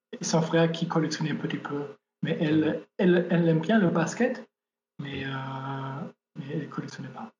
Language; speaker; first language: French; non-native, fluent; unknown